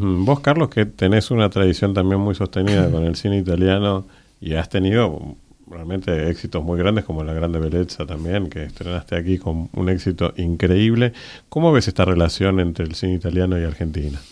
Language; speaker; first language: Spanish; native; Spanish